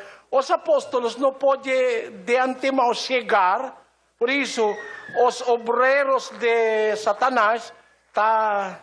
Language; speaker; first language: Portuguese; non-native, learner; Filipino